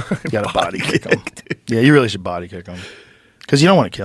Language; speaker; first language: English; native; English